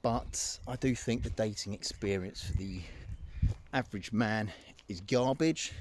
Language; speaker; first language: English; native; English